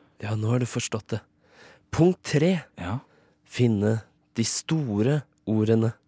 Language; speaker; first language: Norwegian; native; Norwegian